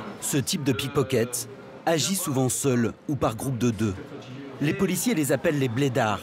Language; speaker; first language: French; native; French